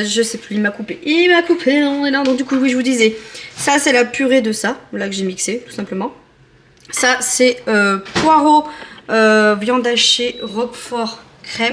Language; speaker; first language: French; native; French